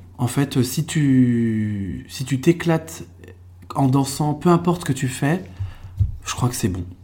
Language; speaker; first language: French; native; French